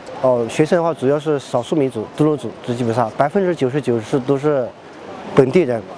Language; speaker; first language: Chinese; native; Chinese